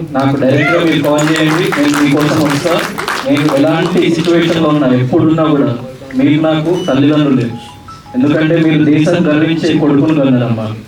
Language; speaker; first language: Telugu; native; Telugu